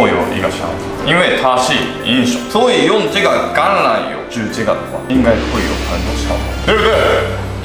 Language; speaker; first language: Chinese; non-native, fluent; Japanese